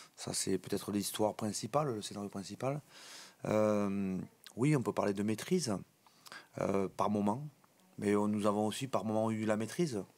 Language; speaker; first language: French; native; French